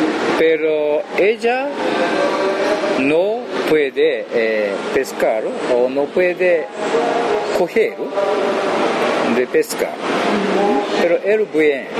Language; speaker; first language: Spanish; non-native, learner; Japanese